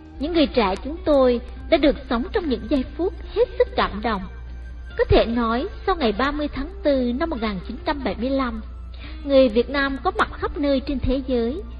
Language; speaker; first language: Vietnamese; early bilingual, heritage; Vietnamese